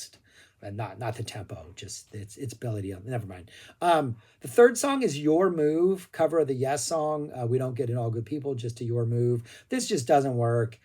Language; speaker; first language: English; native; English